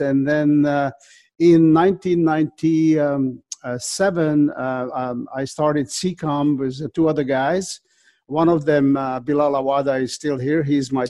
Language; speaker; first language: English; non-native, fluent; Slovak